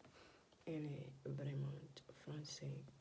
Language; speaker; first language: French; non-native, learner; Dutch